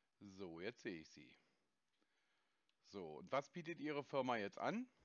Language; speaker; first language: German; native; German